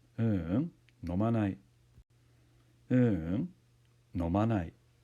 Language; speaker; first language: Japanese; non-native, fluent; English